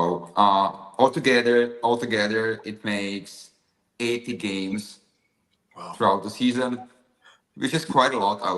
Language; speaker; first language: English; non-native, fluent; Czech